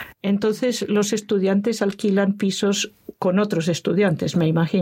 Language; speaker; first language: Spanish; non-native, fluent; Norwegian